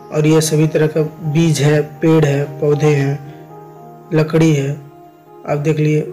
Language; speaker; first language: Hindi; native; Hindi